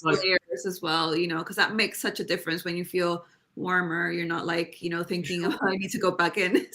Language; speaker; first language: English; native; English